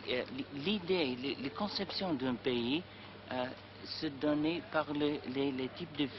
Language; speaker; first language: French; non-native, learner; English